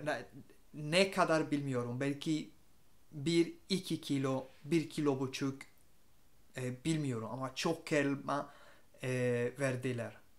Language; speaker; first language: Turkish; non-native, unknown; Spanish